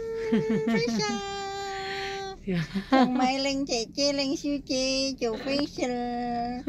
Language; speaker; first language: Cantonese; non-native, learner; Indonesian